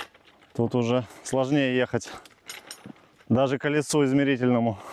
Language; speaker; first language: Russian; native; Russian